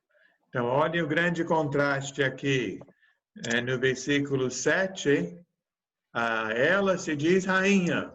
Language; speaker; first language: Portuguese; native; Portuguese